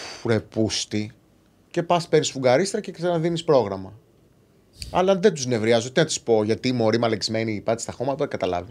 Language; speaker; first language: Greek; native; Greek